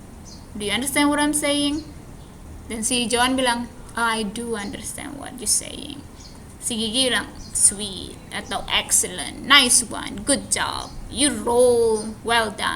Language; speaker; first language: English; non-native, fluent; Indonesian